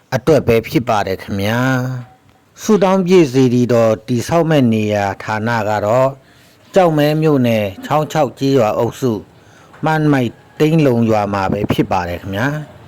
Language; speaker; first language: Burmese; non-native, local second language; Shan